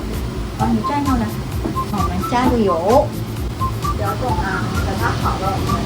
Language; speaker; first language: Chinese; native; Chinese